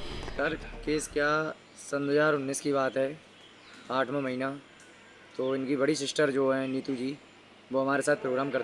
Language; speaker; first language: Hindi; native; Hindi